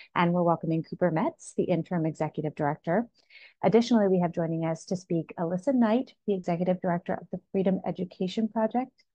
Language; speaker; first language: English; native; English